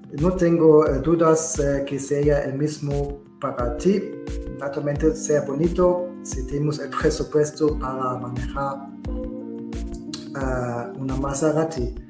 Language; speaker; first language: Spanish; non-native, learner; German